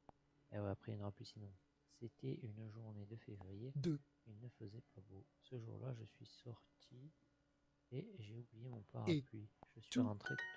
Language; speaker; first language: French; non-native, learner; English